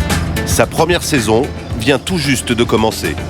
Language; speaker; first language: French; native; French